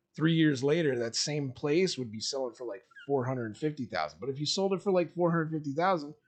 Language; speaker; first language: English; native; English